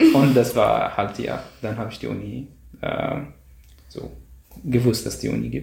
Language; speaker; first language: German; non-native, fluent; Arabic